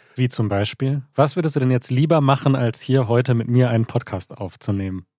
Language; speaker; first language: German; native; German